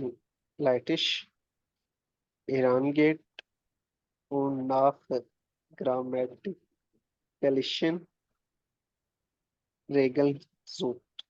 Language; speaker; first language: German; non-native, learner; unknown